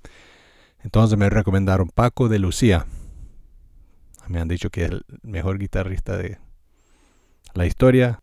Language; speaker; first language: Spanish; non-native, fluent; English